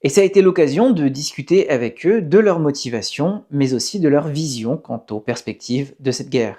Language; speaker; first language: French; native; French